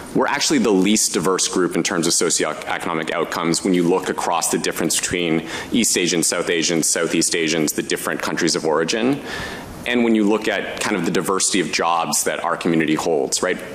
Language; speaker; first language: English; native; English